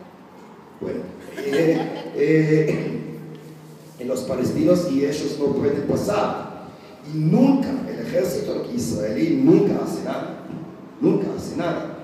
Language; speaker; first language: Spanish; non-native, learner; Hebrew